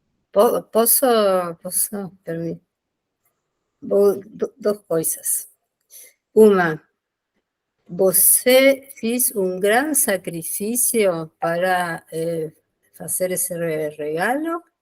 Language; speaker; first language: Portuguese; non-native, learner; Spanish